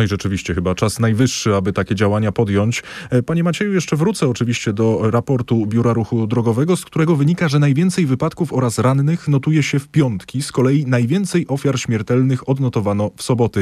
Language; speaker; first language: Polish; native; Polish